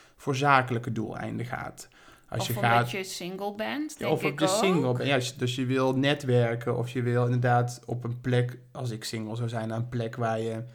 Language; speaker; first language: Dutch; native; Dutch